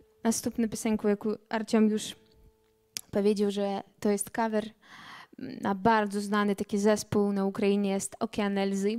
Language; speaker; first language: Polish; non-native, learner; Belarusian